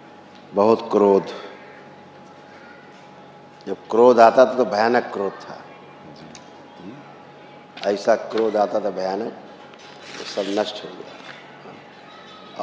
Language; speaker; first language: Hindi; native; Hindi